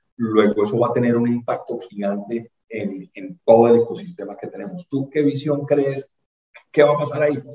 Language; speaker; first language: Spanish; native; Spanish